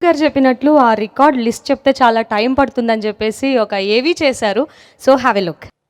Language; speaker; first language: Telugu; native; Telugu